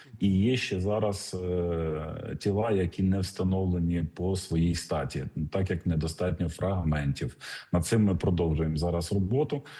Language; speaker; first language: Ukrainian; native; Ukrainian